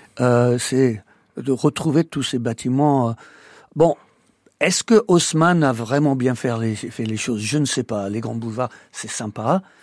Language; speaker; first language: French; non-native, fluent; English